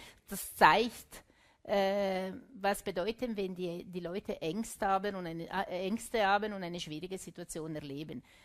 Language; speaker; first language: German; non-native, local second language; Italian